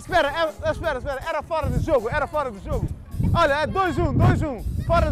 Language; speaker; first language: Portuguese; non-native, learner; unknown